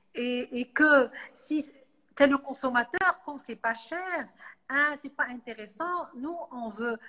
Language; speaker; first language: French; non-native, local second language; Arabic